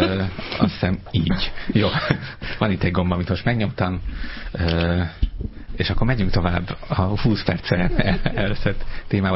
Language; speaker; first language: Hungarian; native; Hungarian